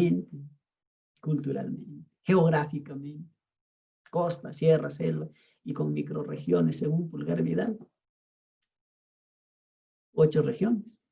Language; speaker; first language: Spanish; native; Spanish